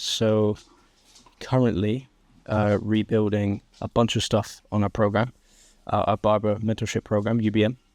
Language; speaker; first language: English; native; English